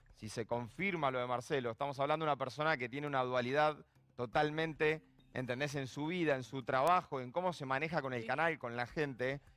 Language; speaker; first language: Spanish; native; Spanish